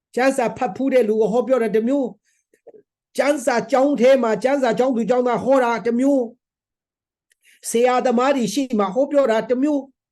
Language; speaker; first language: Burmese; non-native, local second language; Hakha Chin